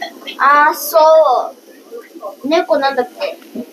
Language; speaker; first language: Japanese; early bilingual, heritage; Japanese